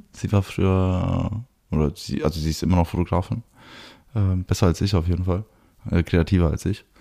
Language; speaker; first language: German; early bilingual, heritage; German